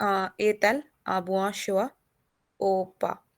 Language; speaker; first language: French; non-native, learner; Hindi